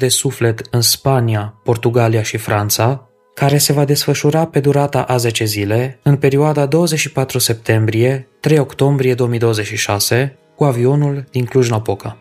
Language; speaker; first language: Romanian; native; Romanian